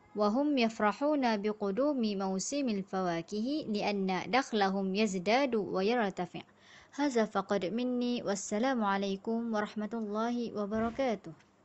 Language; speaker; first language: Arabic; non-native, learner; Malay